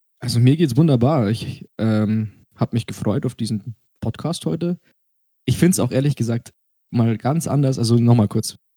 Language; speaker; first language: German; early bilingual, other home language; Russian